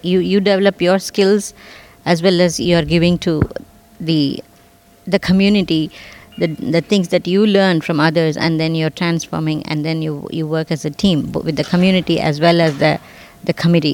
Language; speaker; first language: English; non-native, local second language; Tamil